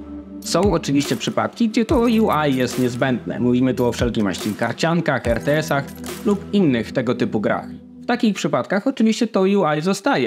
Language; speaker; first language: Polish; native; Polish